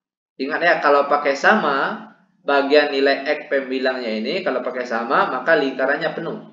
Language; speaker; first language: Indonesian; native; Indonesian